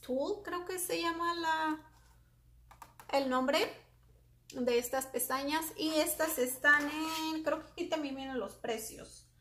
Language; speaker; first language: Spanish; native; Spanish